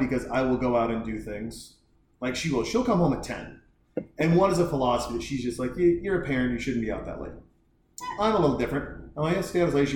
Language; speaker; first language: English; native; English